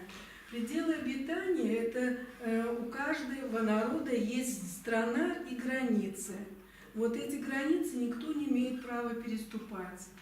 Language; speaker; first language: Russian; native; Russian